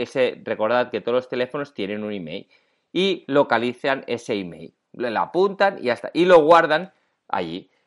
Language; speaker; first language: Spanish; native; Spanish